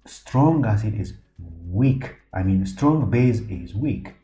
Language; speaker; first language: English; non-native, local second language; Amharic